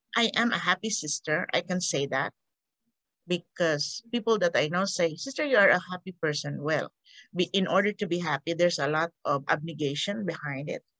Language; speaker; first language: English; non-native, local second language; Hiligaynon